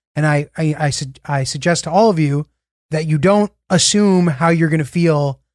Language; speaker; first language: English; native; English